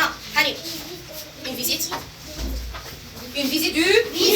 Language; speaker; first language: French; non-native, local second language; Arabic